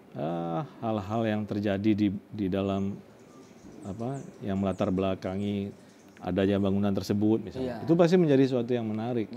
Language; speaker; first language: Indonesian; native; Indonesian